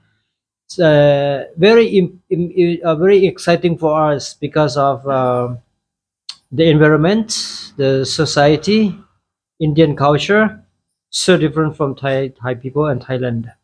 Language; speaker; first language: English; non-native, fluent; Thai